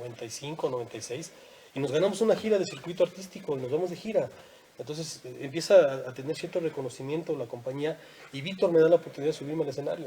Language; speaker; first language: Spanish; native; Spanish